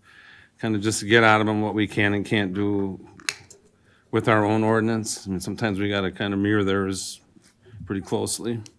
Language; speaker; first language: English; native; English